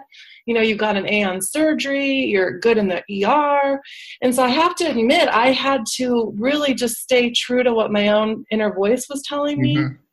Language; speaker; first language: English; native; English